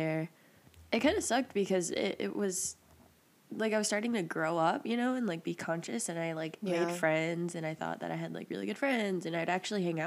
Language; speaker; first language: English; native; English